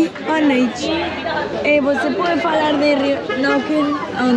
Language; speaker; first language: Portuguese; non-native, learner; Spanish